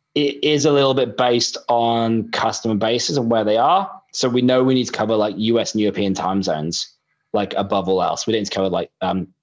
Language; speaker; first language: English; native; English